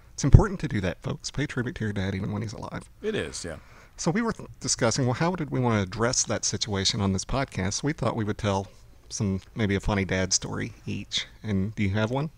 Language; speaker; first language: English; native; English